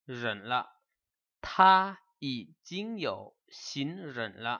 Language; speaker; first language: Chinese; non-native, fluent; Lao